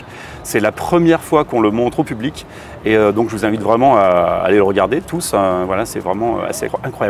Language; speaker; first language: French; native; French